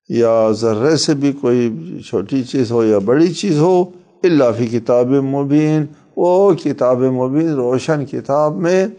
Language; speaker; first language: Urdu; non-native, local second language; Balti